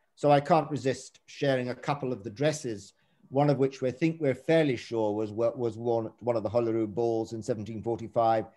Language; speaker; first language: English; native; English